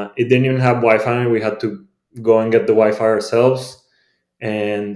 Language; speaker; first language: English; non-native, fluent; Spanish